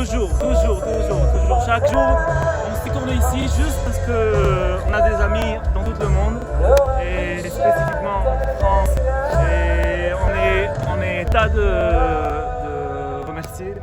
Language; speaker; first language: French; early bilingual, heritage; French